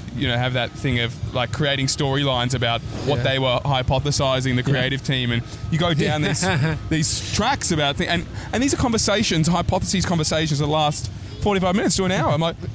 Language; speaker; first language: English; native; English